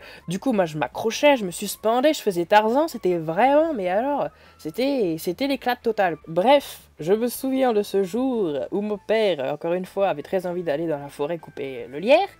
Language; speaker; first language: French; native; French